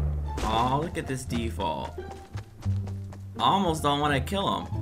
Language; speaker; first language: English; native; English